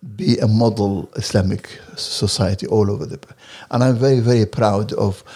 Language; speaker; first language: English; non-native, fluent; Arabic